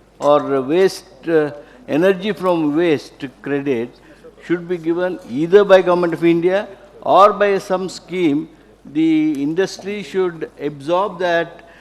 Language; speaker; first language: English; non-native, local second language; Kannada